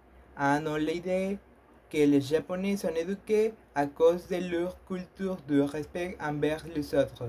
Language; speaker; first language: French; non-native, learner; Spanish